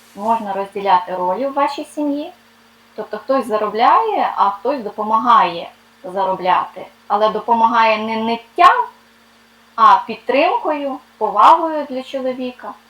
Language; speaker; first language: Ukrainian; non-native, local second language; Russian